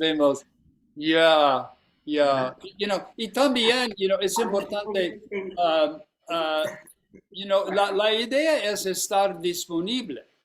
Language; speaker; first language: Spanish; non-native, fluent; English